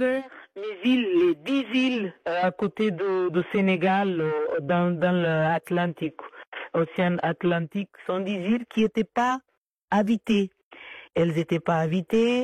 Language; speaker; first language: French; non-native, fluent; Portuguese